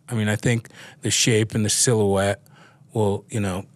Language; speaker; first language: English; native; English